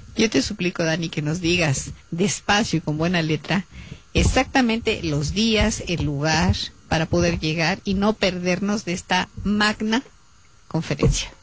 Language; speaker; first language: Spanish; native; Spanish